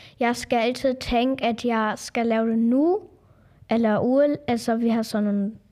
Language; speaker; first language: Danish; non-native, local second language; German